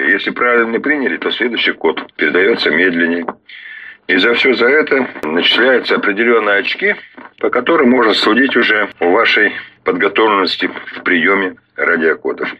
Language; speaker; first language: Russian; native; Russian